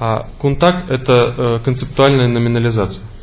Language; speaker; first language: Russian; native; Russian